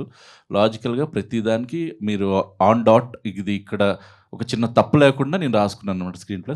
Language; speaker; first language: Telugu; native; Telugu